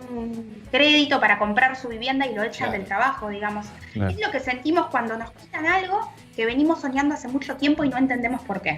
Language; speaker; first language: Spanish; native; Spanish